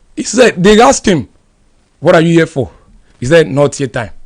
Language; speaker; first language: English; non-native, local second language; Yoruba